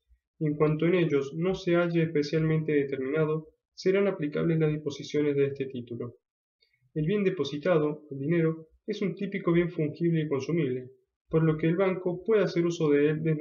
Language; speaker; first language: Spanish; native; Spanish